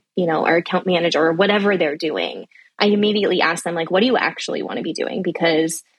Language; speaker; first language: English; native; English